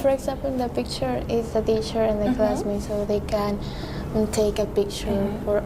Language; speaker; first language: English; non-native, learner; Spanish